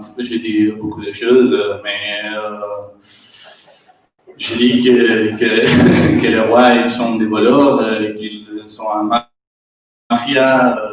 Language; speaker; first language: French; non-native, learner; Catalan